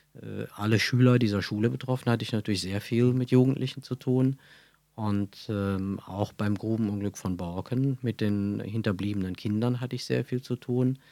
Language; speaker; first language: German; native; German